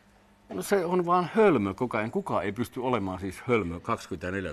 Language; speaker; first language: Finnish; native; Finnish